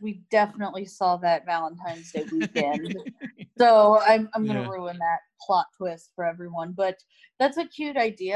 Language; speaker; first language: English; native; English